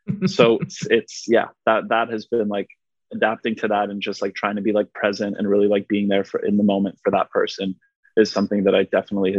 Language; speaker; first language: English; non-native, fluent; Polish